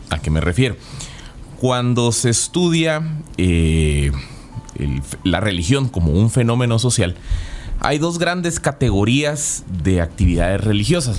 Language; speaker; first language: Spanish; native; Spanish